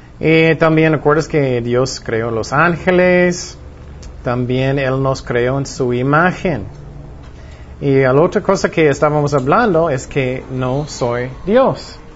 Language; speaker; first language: Spanish; non-native, fluent; English